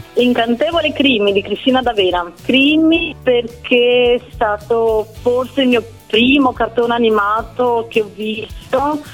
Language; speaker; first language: Italian; native; Italian